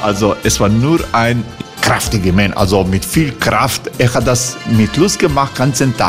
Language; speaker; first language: German; non-native, learner; Croatian